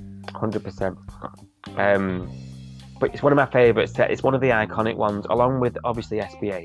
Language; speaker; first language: English; native; English